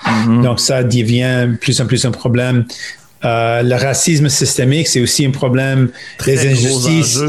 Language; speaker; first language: French; non-native, local second language; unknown